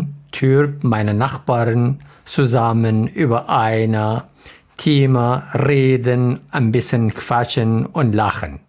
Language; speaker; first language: German; non-native, learner; Arabic